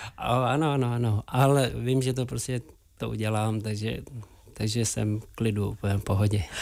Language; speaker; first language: Czech; non-native, fluent; Tibetan